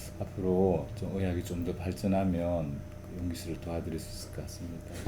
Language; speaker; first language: Korean; native; Korean